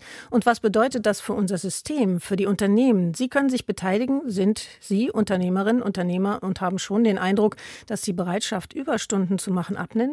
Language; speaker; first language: German; native; German